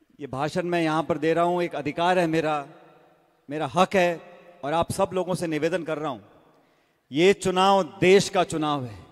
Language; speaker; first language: Hindi; native; Hindi